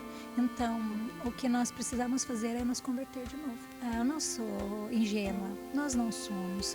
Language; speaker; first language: Portuguese; native; Portuguese